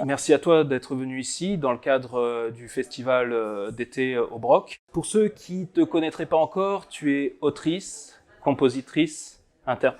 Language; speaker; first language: French; native; French